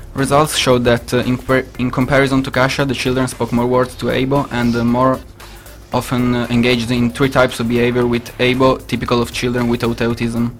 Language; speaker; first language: English; non-native, learner; Italian